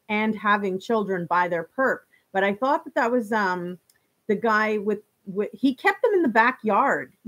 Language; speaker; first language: English; native; English